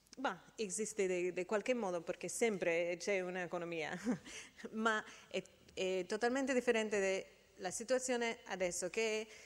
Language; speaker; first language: Italian; non-native, fluent; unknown